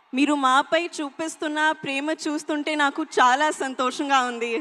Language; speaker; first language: Telugu; non-native, learner; Hindi